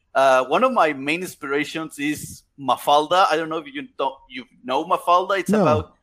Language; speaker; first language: English; non-native, fluent; Spanish